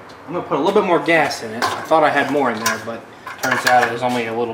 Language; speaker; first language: English; native; English